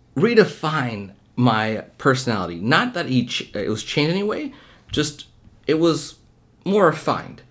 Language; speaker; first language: English; early bilingual, other home language; Hindi